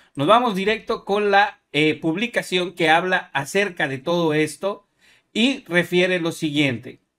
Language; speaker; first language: Spanish; native; Spanish